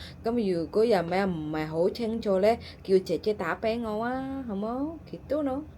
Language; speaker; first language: Cantonese; non-native, fluent; Indonesian